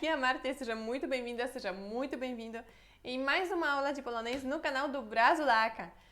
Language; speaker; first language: Portuguese; non-native, fluent; Polish